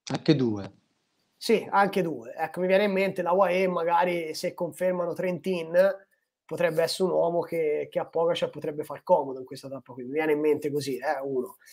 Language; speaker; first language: Italian; native; Italian